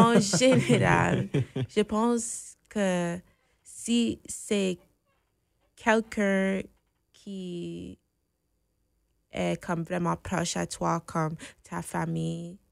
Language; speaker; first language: French; non-native, fluent; English